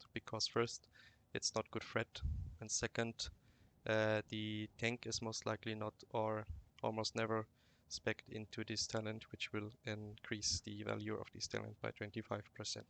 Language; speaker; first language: English; non-native, fluent; German